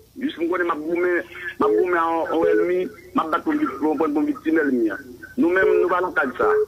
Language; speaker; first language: Haitian Creole; native; Haitian Creole